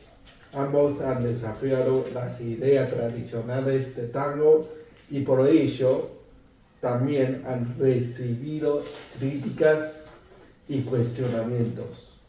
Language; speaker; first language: Spanish; non-native, fluent; Chinese